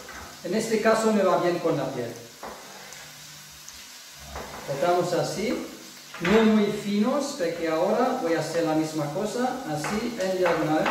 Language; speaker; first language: Spanish; non-native, fluent; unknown